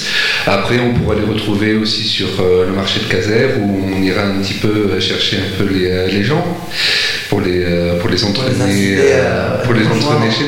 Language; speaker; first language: French; native; French